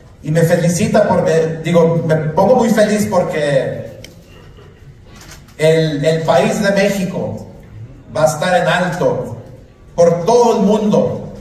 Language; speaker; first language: Spanish; early bilingual, heritage; Spanish